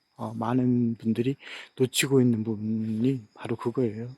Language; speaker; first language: Korean; native; Korean